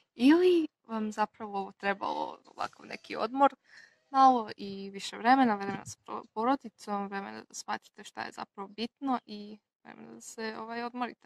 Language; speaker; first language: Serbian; non-native, local second language; Slovak